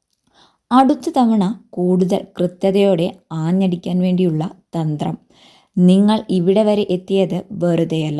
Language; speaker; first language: Malayalam; native; Malayalam